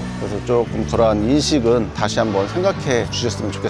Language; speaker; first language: Korean; native; Korean